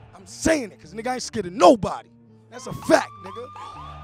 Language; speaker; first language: English; native; English